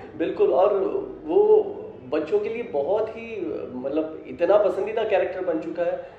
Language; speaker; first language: Hindi; non-native, local second language; Gujarati